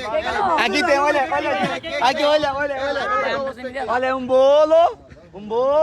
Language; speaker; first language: Portuguese; non-native, learner; Bangla